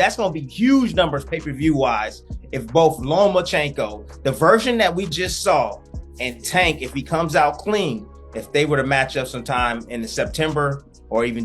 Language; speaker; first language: English; native; English